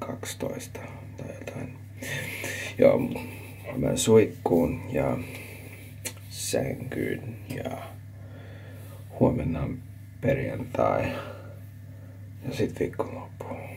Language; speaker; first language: Finnish; non-native, learner; English